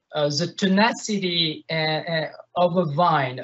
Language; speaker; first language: English; non-native, fluent; French